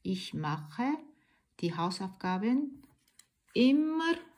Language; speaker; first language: German; non-native, learner; Korean